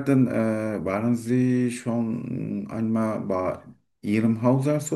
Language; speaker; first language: German; non-native, learner; Turkish